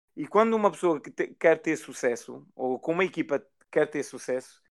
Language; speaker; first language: Portuguese; early bilingual, heritage; Portuguese